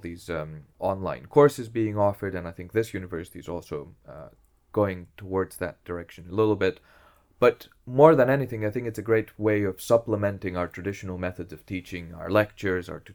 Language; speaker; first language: English; non-native, fluent; Greek